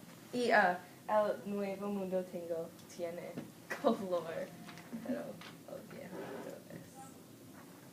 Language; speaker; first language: Spanish; non-native, learner; English